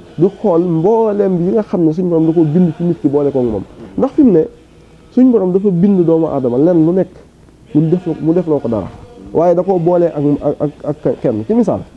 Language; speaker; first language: Wolof; native; Wolof